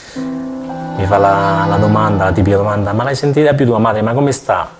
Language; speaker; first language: Italian; early bilingual, other home language; Spanish